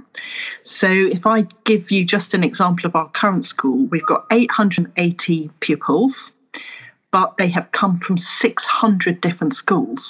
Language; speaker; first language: English; native; English